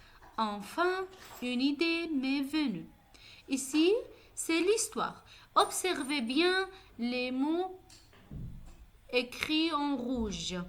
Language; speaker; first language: French; non-native, local second language; Arabic